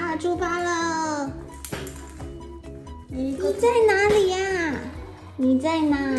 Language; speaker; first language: Chinese; native; Chinese